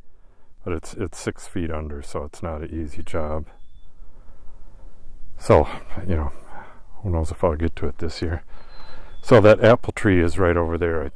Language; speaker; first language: English; native; English